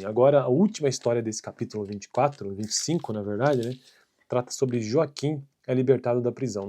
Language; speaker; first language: Portuguese; native; Portuguese